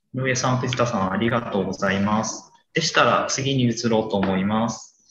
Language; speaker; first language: Japanese; native; Japanese